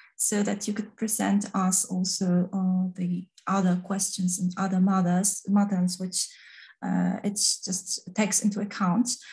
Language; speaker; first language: English; non-native, fluent; Polish